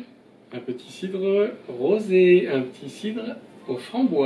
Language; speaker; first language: French; native; French